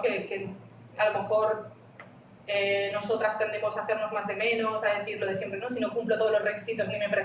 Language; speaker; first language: Spanish; native; Spanish